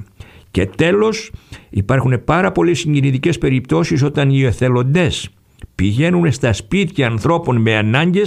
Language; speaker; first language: Greek; native; Greek